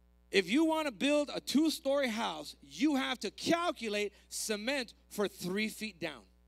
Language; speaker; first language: English; early bilingual, other home language; Spanish